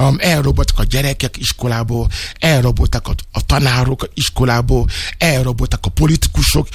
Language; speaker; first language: Hungarian; non-native, learner; Yoruba